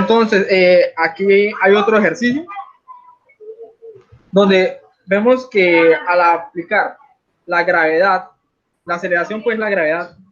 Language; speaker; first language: Spanish; native; Spanish